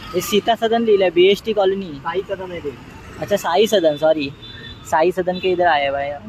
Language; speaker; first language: Hindi; non-native, local second language; Marathi